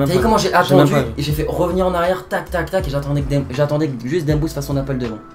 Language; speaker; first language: French; native; French